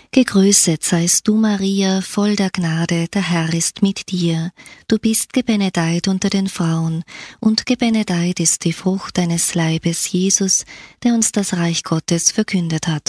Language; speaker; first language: German; native; German